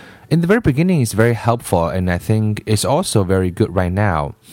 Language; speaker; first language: English; non-native, fluent; Chinese